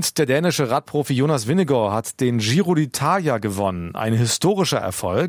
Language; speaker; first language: German; native; German